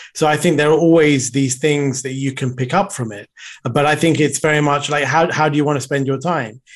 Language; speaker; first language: English; native; English